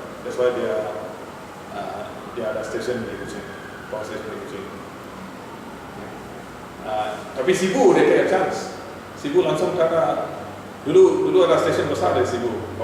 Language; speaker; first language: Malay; non-native, local second language; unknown